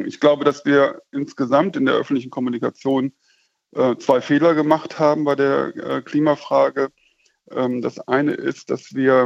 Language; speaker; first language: German; native; German